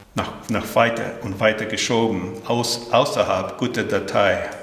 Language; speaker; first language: German; early bilingual, heritage; German